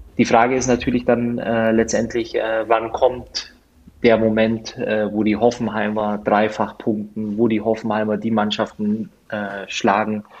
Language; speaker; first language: German; native; German